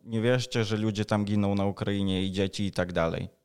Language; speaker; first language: Polish; non-native, fluent; Ukrainian